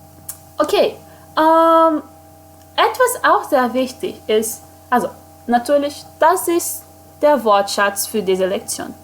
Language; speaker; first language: German; non-native, fluent; Portuguese